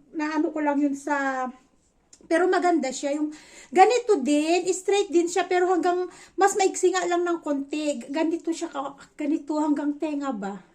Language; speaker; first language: Filipino; non-native, local second language; Iloko